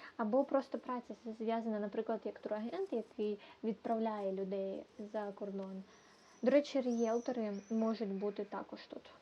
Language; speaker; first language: Ukrainian; non-native, local second language; Russian